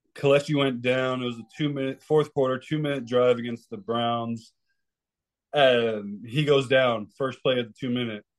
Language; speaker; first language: English; early bilingual, other home language; Spanish